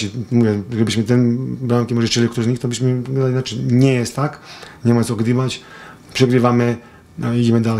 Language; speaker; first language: Polish; non-native, fluent; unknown